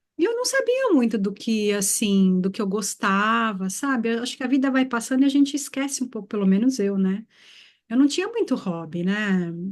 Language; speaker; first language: Portuguese; native; Portuguese